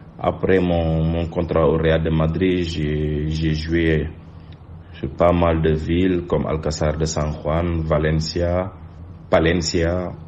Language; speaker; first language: French; non-native, local second language; Wolof